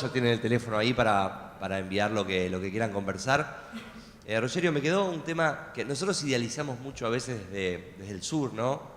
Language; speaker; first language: Spanish; native; Spanish